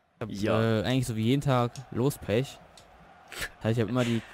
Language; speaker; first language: German; native; German